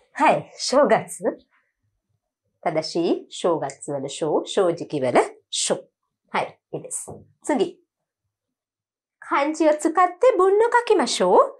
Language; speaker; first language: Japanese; non-native, learner; Sinhala